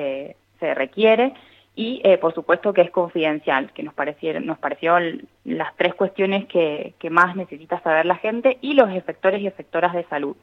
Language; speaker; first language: Spanish; native; Spanish